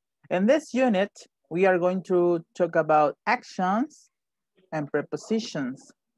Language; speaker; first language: English; non-native, fluent; Spanish